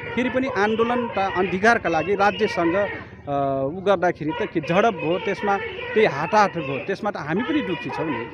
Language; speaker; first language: Nepali; non-native, local second language; Dangaura Tharu